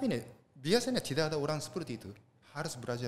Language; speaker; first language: Indonesian; non-native, learner; Japanese